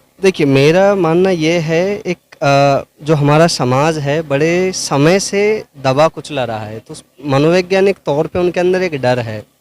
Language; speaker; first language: Hindi; native; Hindi